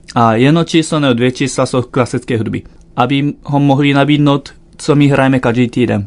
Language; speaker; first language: Czech; non-native, fluent; Japanese